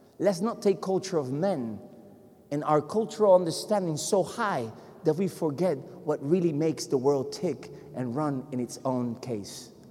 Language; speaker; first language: English; non-native, fluent; Spanish